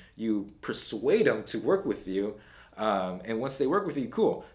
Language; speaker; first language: English; native; English